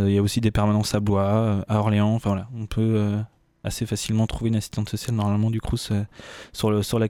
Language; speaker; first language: French; native; French